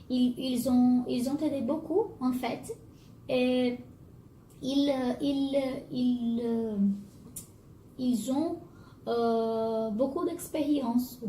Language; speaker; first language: French; non-native, learner; Portuguese